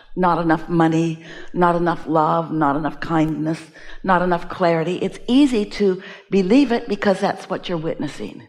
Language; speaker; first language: English; native; English